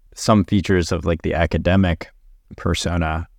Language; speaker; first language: English; native; English